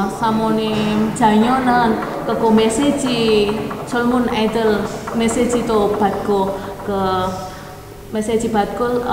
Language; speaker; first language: Korean; non-native, learner; Indonesian